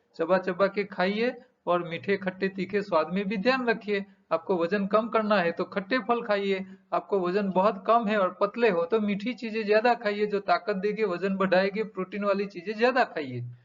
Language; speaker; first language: Hindi; non-native, local second language; Gujarati